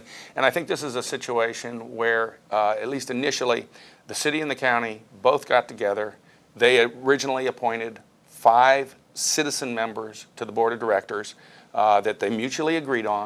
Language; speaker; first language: English; native; English